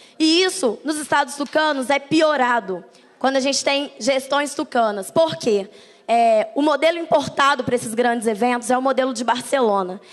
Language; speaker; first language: Portuguese; native; Portuguese